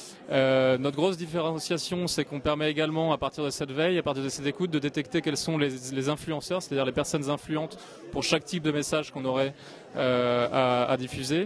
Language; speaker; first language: French; native; French